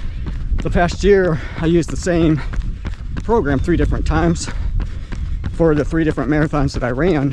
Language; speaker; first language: English; native; English